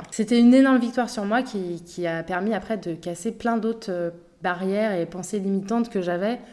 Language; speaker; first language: French; native; French